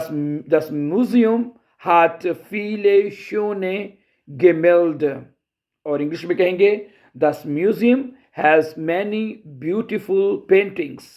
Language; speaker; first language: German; non-native, fluent; Urdu